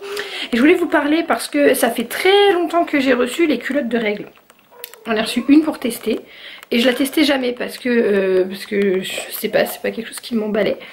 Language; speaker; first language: French; native; French